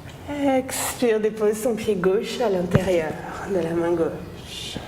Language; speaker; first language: French; native; French